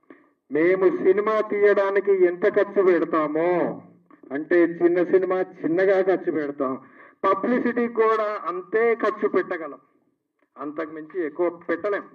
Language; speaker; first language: Telugu; native; Telugu